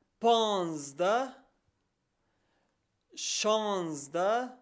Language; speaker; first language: Persian; non-native, learner; Arabic